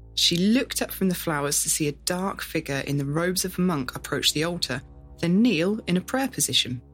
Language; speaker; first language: English; native; English